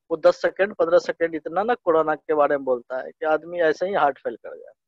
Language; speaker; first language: Hindi; native; Hindi